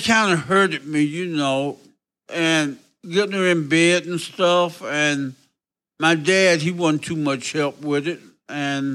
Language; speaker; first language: English; native; English